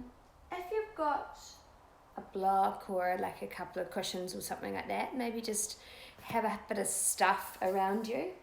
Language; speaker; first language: English; native; English